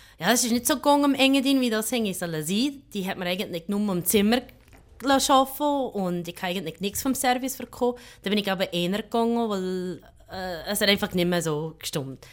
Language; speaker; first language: German; non-native, fluent; English